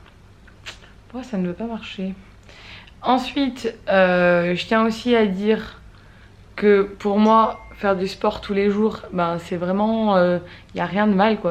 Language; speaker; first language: French; native; French